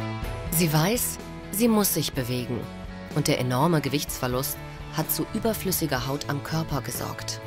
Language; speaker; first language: German; native; German